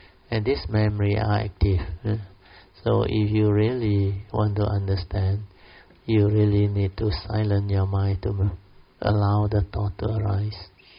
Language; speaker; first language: English; non-native, local second language; Min Nan Chinese